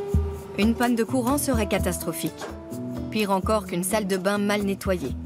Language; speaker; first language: French; native; French